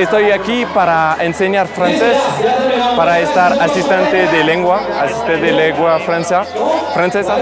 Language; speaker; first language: Spanish; non-native, learner; French